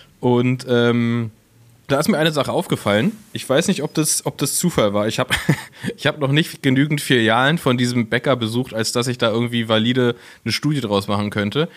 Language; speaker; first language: German; native; German